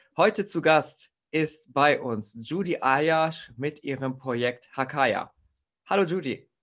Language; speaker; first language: German; native; German